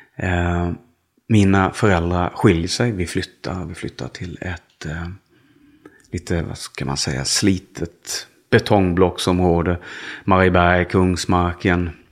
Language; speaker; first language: Swedish; native; Swedish